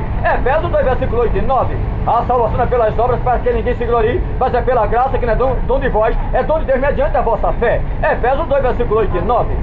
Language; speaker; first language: Portuguese; native; Portuguese